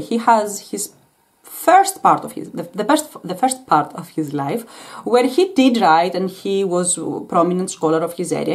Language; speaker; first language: English; non-native, fluent; Greek